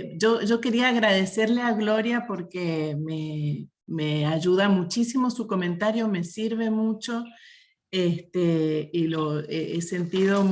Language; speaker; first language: Spanish; native; Spanish